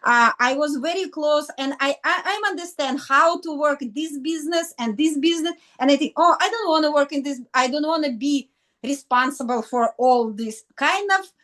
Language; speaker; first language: English; non-native, learner; Russian